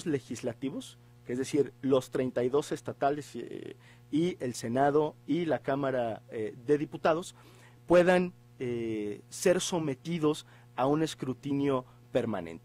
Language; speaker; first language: Spanish; native; Spanish